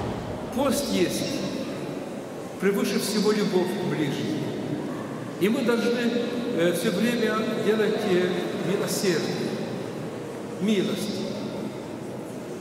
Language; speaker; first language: Russian; non-native, local second language; Ukrainian